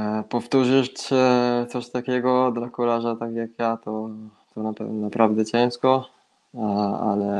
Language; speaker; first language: Polish; non-native, fluent; Italian